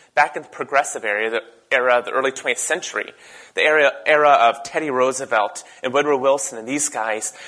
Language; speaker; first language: English; native; English